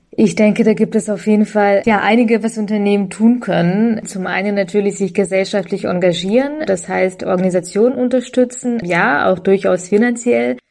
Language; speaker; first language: German; early bilingual, other home language; Russian